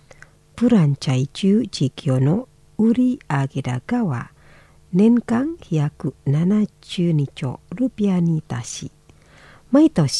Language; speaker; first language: Japanese; non-native, fluent; Indonesian